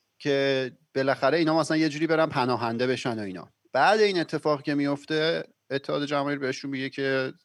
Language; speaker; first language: Persian; native; Persian